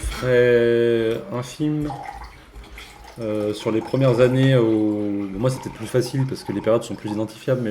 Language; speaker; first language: French; native; French